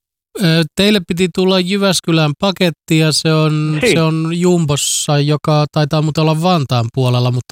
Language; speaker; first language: Finnish; native; Finnish